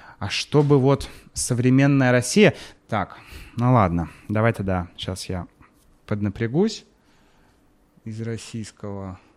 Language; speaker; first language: Russian; native; Russian